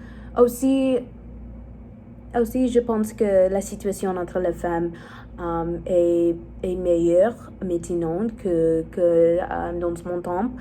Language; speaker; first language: French; non-native, learner; English